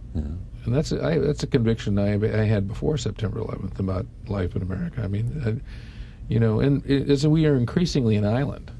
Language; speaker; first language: English; native; English